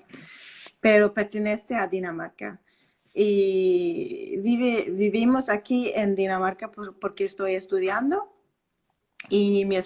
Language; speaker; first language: Spanish; non-native, fluent; Danish